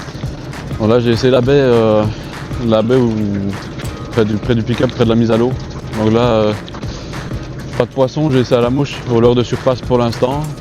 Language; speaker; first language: French; native; French